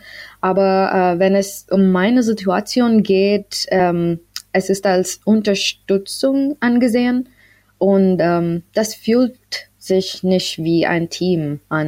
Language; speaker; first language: German; non-native, learner; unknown